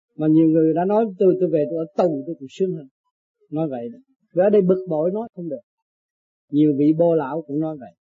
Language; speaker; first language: Vietnamese; native; Vietnamese